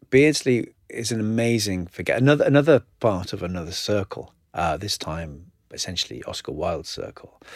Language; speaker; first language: English; native; English